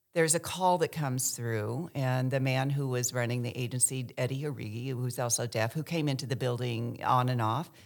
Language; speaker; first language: English; early bilingual, other home language; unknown